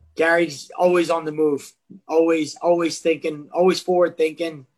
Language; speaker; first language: English; native; English